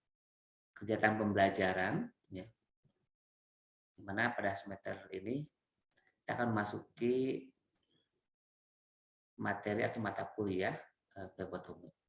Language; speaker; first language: Indonesian; native; Indonesian